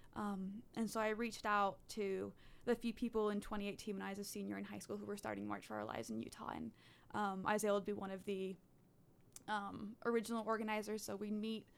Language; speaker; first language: English; early bilingual, other home language; Dutch